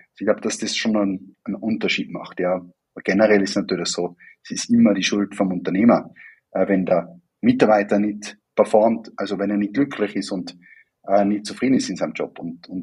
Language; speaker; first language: German; native; German